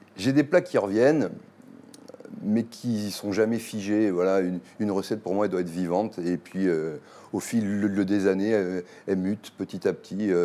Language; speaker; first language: French; native; French